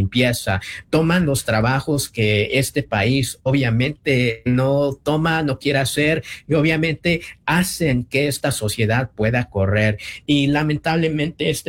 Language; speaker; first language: Spanish; early bilingual, heritage; Spanish